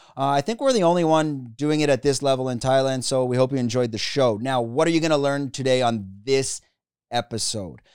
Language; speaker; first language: English; native; English